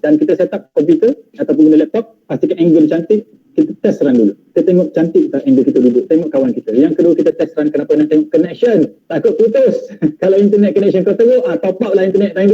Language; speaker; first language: Malay; native; Malay